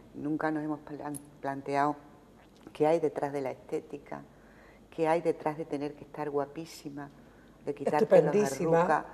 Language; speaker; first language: Spanish; native; Spanish